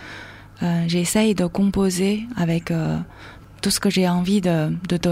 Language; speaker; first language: French; non-native, fluent; Chinese